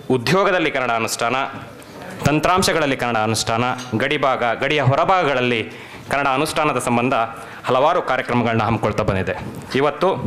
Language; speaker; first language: Kannada; native; Kannada